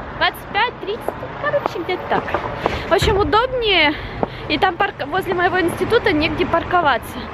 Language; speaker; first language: Russian; early bilingual, heritage; Russian